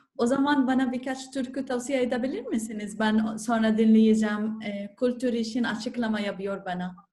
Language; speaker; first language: Turkish; non-native, learner; Arabic